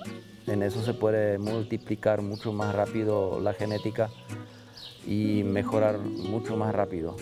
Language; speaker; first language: Spanish; non-native, local second language; German